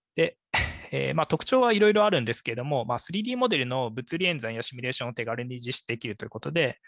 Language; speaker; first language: Japanese; native; Japanese